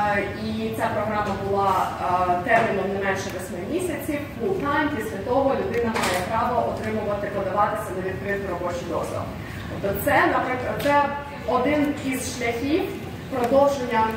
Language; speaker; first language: Ukrainian; native; Ukrainian